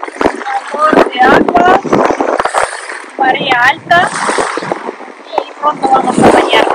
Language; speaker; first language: Spanish; non-native, learner; Russian